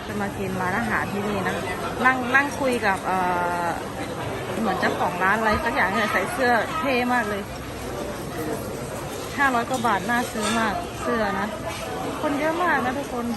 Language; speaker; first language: Thai; native; Thai